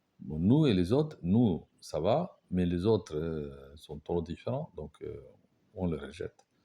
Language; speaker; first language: French; non-native, fluent; Tamil